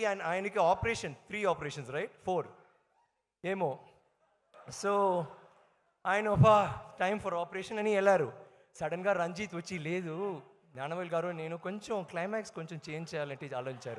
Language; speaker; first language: Telugu; non-native, learner; Tamil